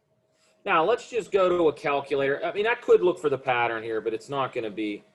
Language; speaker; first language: English; native; English